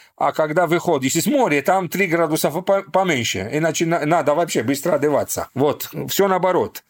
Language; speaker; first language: Russian; non-native, fluent; Maltese